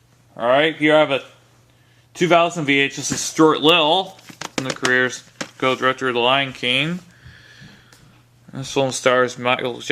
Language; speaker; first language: English; native; English